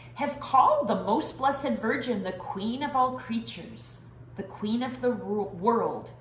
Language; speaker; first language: English; native; English